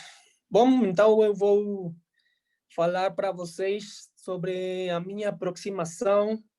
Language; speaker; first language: Portuguese; non-native, fluent; Spanish